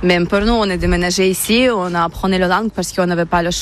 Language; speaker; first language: French; non-native, learner; Ukrainian